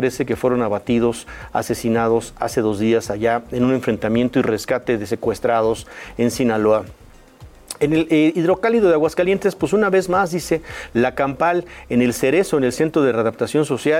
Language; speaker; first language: Spanish; native; Spanish